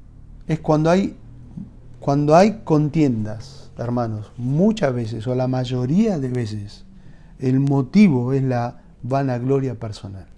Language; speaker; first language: Spanish; native; Spanish